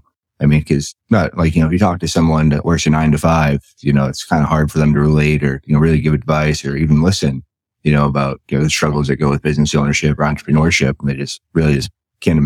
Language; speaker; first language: English; native; English